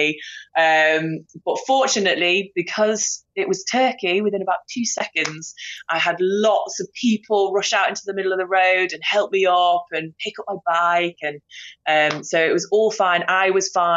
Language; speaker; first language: English; native; English